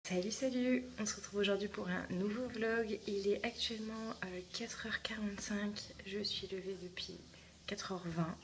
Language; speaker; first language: French; native; French